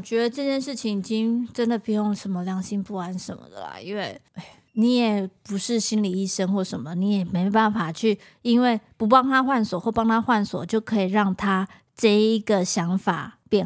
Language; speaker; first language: Chinese; native; Chinese